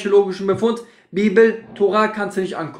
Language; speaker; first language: German; native; German